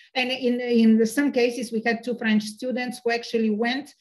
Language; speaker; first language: English; non-native, fluent; Bulgarian